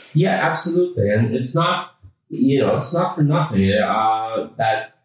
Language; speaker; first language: English; native; English